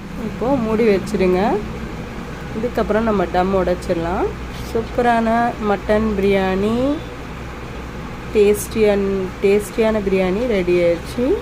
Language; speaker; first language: Tamil; native; Tamil